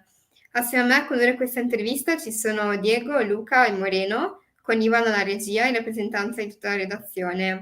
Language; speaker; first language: Italian; native; Italian